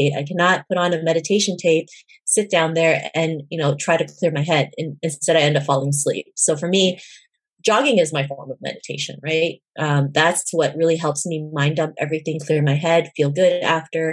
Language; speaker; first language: English; native; English